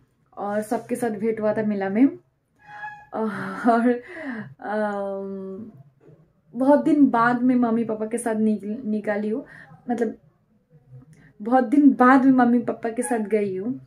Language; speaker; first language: Hindi; non-native, local second language; Bangla